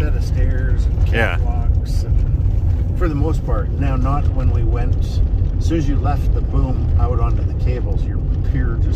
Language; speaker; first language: English; native; English